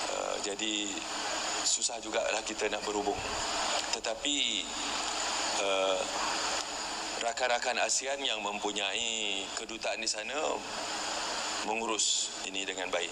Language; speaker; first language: Malay; native; Malay